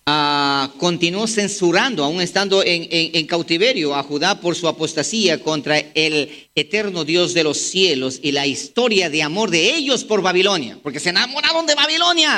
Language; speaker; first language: Spanish; native; Spanish